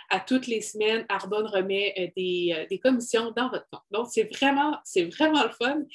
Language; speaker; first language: French; native; French